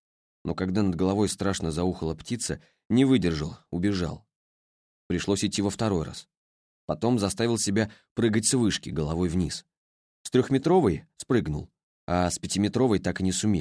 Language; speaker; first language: Russian; native; Russian